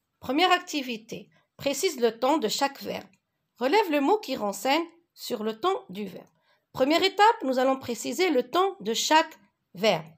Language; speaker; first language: French; non-native, local second language; Arabic